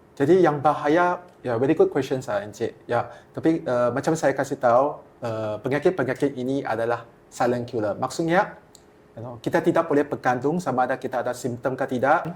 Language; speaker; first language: Malay; non-native, local second language; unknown